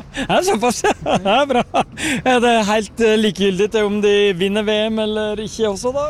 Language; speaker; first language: Norwegian; native; Norwegian